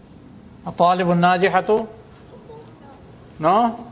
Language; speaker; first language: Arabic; non-native, fluent; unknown